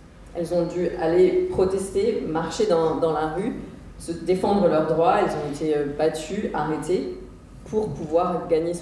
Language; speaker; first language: French; native; French